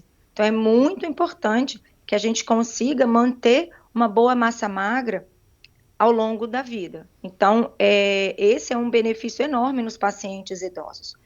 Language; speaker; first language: Portuguese; native; Portuguese